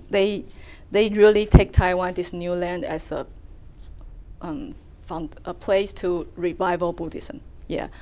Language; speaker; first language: English; non-native, fluent; Chinese